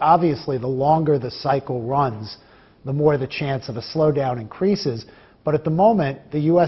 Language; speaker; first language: English; native; English